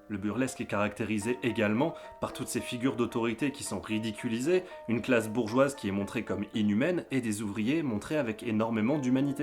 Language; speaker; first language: French; native; French